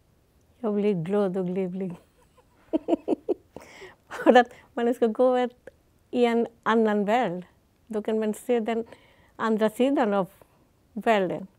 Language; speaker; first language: Swedish; non-native, fluent; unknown